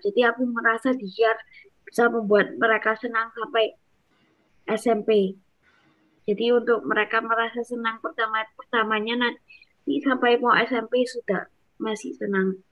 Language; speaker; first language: Indonesian; non-native, local second language; English